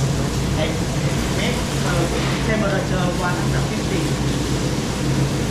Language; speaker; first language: English; non-native, learner; Vietnamese